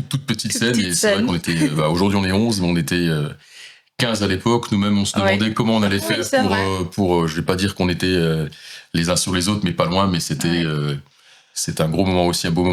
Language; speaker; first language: French; native; French